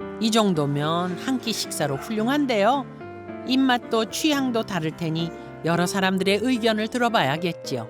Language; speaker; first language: Korean; native; Korean